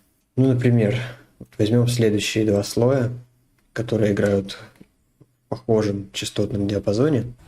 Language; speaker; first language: Russian; native; Russian